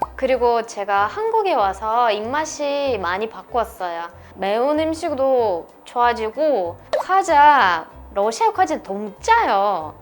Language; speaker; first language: Korean; non-native, fluent; Russian